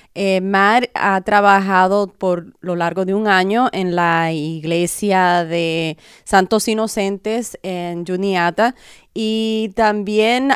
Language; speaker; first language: Spanish; native; Spanish